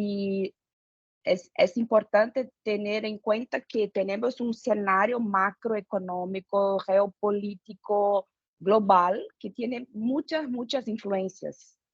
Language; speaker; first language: Spanish; non-native, fluent; Portuguese